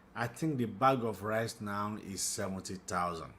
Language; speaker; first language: English; non-native, local second language; Yoruba